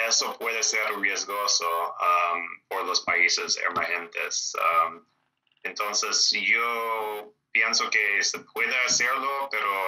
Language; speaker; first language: Spanish; non-native, fluent; English